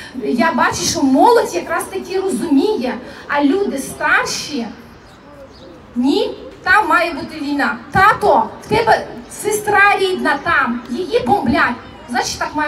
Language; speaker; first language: Ukrainian; native; Ukrainian